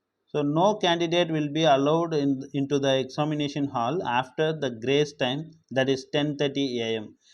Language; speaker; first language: English; non-native, local second language; Tamil